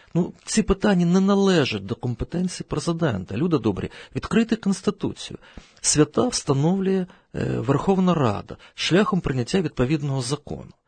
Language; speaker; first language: Ukrainian; non-native, local second language; Russian